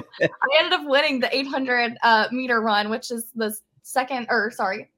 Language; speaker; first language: English; native; English